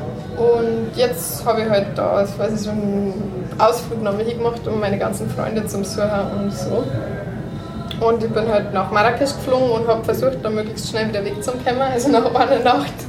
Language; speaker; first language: German; native; German